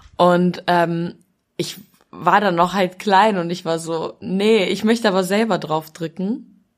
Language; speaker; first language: German; early bilingual, other home language; Albanian